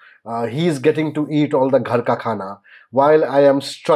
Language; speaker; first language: English; non-native, local second language; Bangla